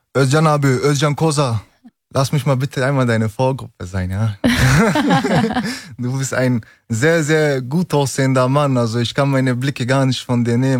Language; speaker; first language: German; early bilingual, other home language; Turkish